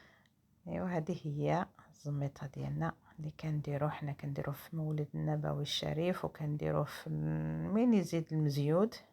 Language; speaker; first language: Arabic; native; Arabic